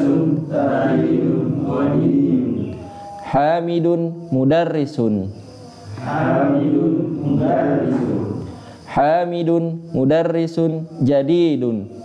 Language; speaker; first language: Arabic; non-native, learner; Indonesian